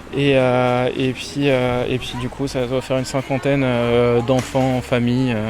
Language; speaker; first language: French; native; French